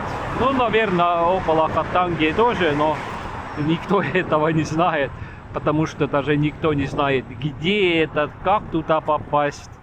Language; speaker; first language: Russian; non-native, local second language; Estonian